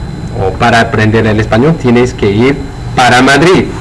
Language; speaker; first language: Spanish; non-native, fluent; English